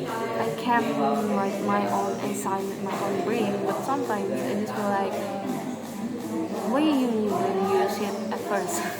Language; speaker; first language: English; non-native, learner; Indonesian